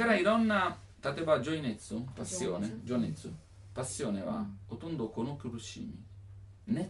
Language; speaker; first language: Japanese; non-native, learner; Italian